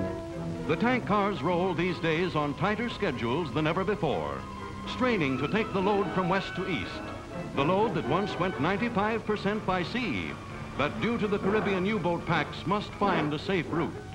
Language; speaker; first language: English; native; English